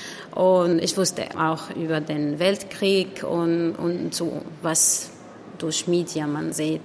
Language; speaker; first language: German; non-native, learner; Arabic